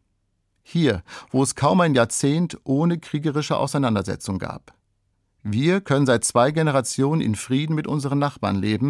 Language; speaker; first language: German; native; German